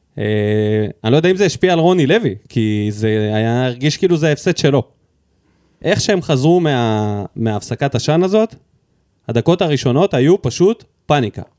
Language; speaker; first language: Hebrew; early bilingual, other home language; Russian